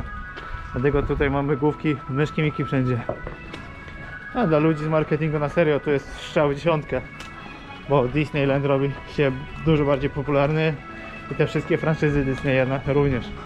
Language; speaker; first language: Polish; native; Polish